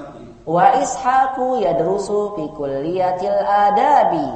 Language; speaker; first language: Arabic; non-native, fluent; Indonesian